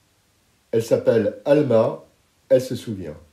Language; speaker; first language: French; native; French